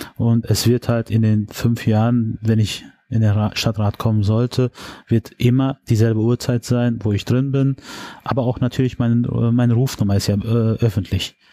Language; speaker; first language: German; early bilingual, other home language; Turkish